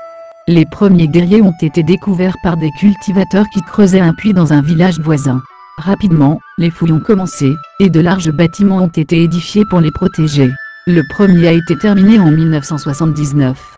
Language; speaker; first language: French; native; French